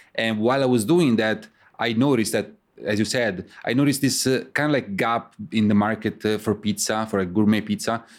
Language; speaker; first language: English; non-native, fluent; Italian